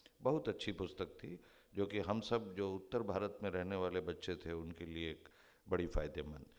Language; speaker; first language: Hindi; native; Hindi